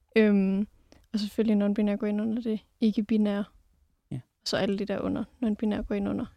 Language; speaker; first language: Danish; native; Danish